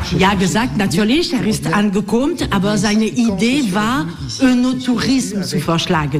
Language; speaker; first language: German; non-native, learner; French